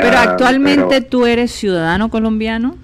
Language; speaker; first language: Spanish; native; Spanish